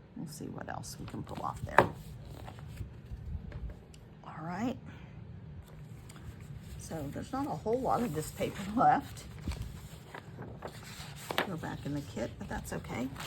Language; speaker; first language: English; native; English